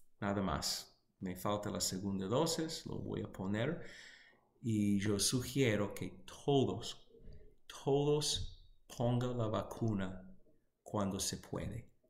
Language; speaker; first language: Spanish; non-native, fluent; English